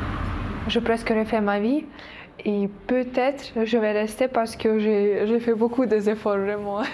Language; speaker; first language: French; non-native, fluent; Ukrainian